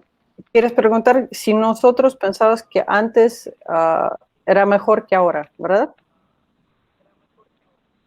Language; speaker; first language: Spanish; non-native, fluent; Russian